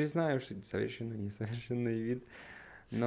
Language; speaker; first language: Russian; non-native, learner; Hungarian